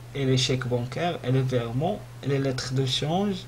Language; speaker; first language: French; non-native, local second language; Arabic